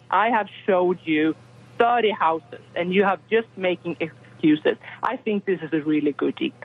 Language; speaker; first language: English; non-native, fluent; Swedish